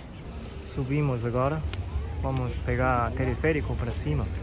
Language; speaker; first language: Portuguese; non-native, fluent; Chinese